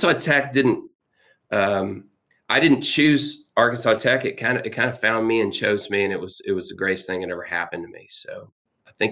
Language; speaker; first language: English; native; English